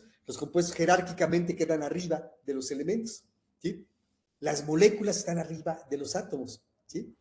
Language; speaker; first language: Spanish; native; Spanish